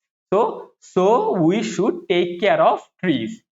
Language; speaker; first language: English; non-native, local second language; Bangla